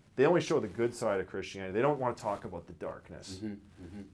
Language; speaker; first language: English; native; English